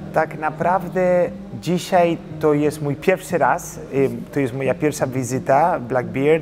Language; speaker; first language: Polish; early bilingual, heritage; Polish